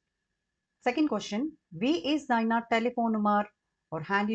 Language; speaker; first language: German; non-native, fluent; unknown